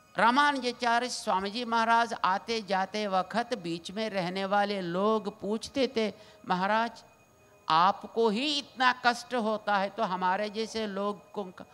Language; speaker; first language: Hindi; non-native, local second language; Telugu